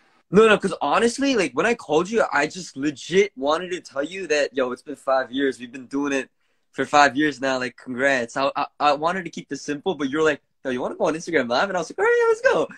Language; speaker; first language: English; early bilingual, other home language; Korean